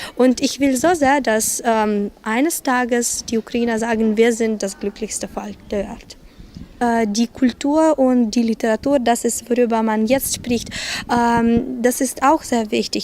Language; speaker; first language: German; non-native, fluent; Ukrainian